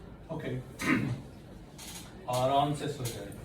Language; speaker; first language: Hindi; non-native, local second language; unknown